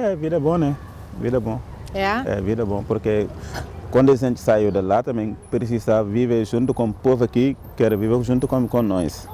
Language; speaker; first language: Portuguese; non-native, learner; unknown